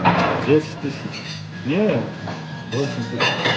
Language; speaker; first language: Russian; non-native, fluent; Armenian